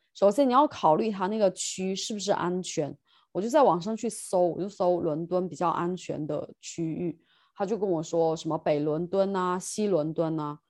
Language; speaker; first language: Chinese; native; Chinese